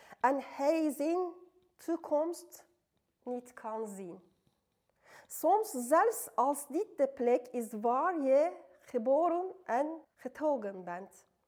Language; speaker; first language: Dutch; non-native, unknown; Turkish